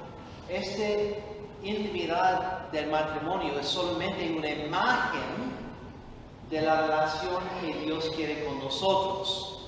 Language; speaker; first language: Spanish; non-native, fluent; English